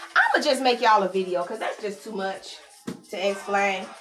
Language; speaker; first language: English; native; English